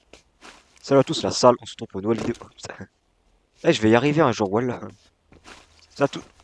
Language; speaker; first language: French; native; French